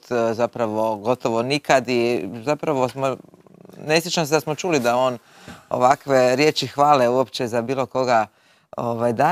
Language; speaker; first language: Croatian; native; Croatian